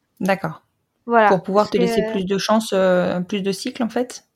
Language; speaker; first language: French; native; French